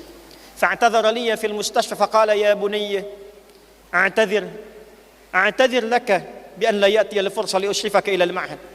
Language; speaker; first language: Arabic; non-native, fluent; Indonesian